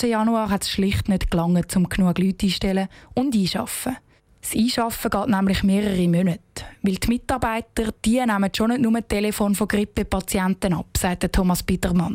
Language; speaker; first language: German; native; German